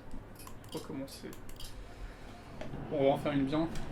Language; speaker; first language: French; native; French